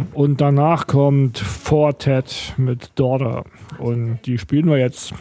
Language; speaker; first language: German; native; German